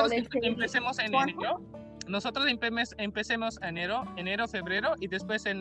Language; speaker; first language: Spanish; non-native, learner; Hindi